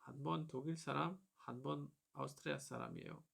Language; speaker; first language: Korean; non-native, learner; German